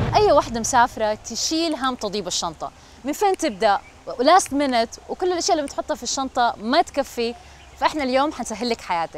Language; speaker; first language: Arabic; native; Arabic